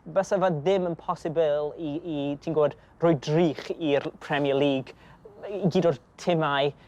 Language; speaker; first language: Welsh; non-native, local second language; English